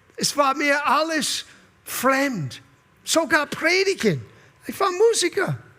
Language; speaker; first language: German; non-native, fluent; English